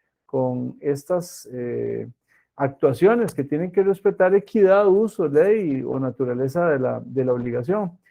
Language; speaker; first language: Spanish; native; Spanish